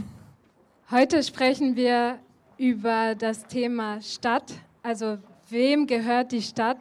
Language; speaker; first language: German; native; German